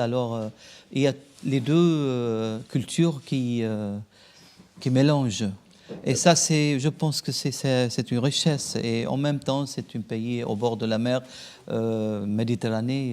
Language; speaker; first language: French; non-native, local second language; Arabic